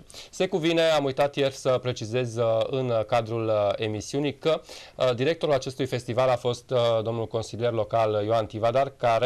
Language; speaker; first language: Romanian; native; Romanian